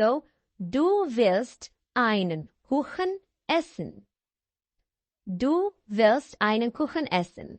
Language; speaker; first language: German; non-native, fluent; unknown